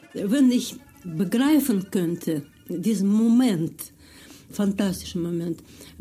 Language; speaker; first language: German; non-native, fluent; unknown